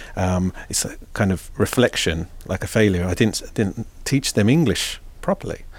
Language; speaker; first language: English; native; English